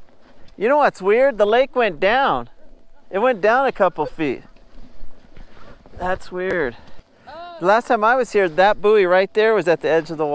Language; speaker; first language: English; native; English